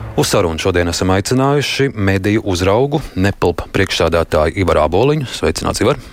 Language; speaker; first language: Latvian; native; Latvian